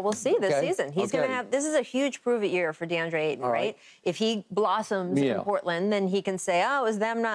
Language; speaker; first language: English; native; English